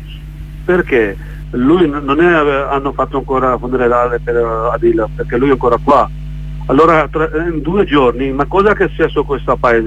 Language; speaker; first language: Italian; non-native, learner; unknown